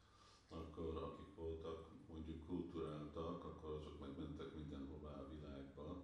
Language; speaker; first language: Hungarian; early bilingual, heritage; Hungarian